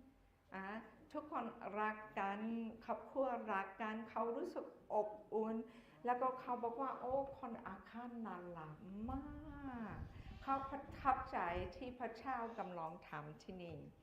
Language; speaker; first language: Thai; non-native, fluent; English